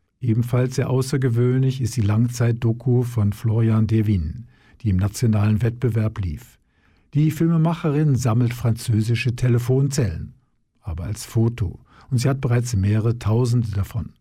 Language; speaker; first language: German; native; German